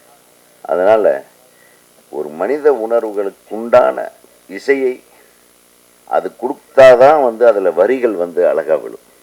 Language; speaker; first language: Tamil; native; Tamil